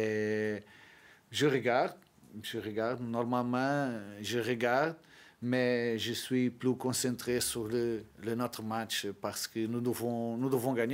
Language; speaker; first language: French; non-native, learner; Portuguese